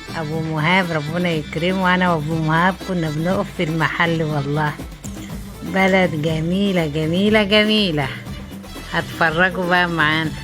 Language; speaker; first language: Egyptian Arabic; non-native, local second language; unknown